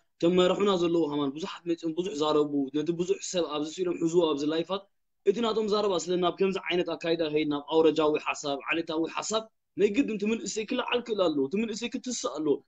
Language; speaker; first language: Tigrinya; early bilingual, heritage; Tigrinya